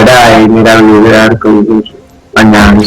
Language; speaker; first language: Basque; non-native, local second language; Spanish